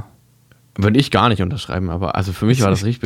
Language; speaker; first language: German; native; German